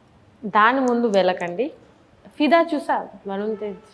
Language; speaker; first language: Telugu; non-native, fluent; Bangla